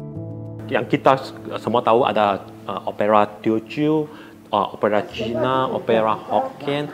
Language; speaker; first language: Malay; non-native, local second language; Chinese